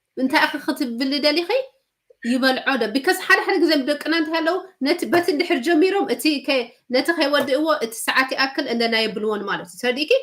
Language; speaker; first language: Tigrinya; early bilingual, heritage; Tigrinya